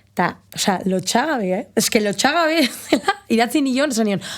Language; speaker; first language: Basque; non-native, local second language; Spanish